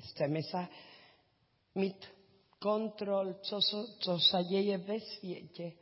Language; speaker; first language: Czech; non-native, learner; Spanish